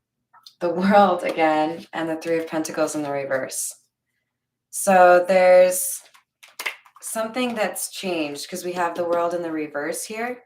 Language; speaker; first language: English; native; English